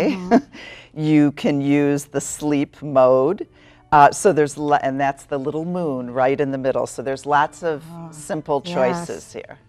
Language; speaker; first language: English; native; English